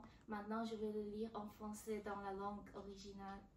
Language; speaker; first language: French; non-native, learner; Chinese